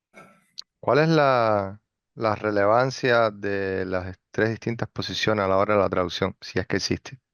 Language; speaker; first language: Spanish; native; Spanish